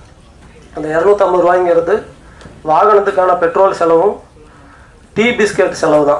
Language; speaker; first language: Tamil; native; Tamil